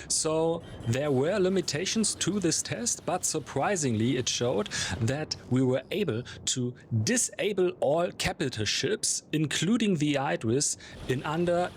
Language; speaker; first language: English; non-native, fluent; German